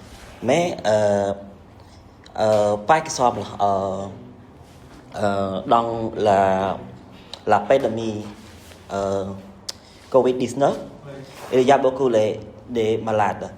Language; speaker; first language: French; non-native, learner; Khmer